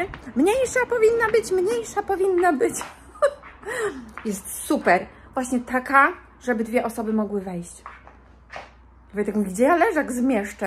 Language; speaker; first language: Polish; native; Polish